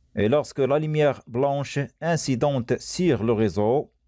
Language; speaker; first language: French; non-native, local second language; Arabic